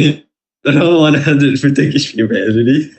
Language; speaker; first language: English; non-native, fluent; Malay